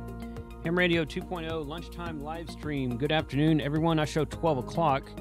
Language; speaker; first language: English; native; English